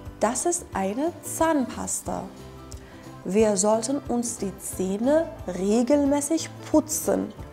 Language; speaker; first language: German; non-native, fluent; Persian